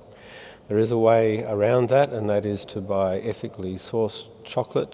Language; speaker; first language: English; native; English